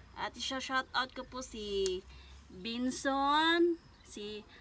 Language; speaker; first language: Filipino; non-native, local second language; Cebuano